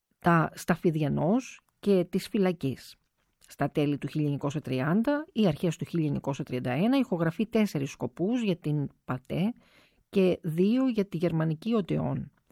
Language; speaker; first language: Greek; native; Greek